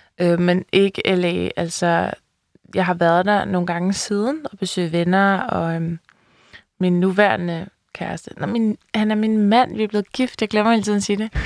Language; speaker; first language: Danish; native; Danish